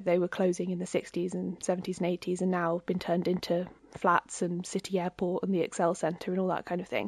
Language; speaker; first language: English; native; English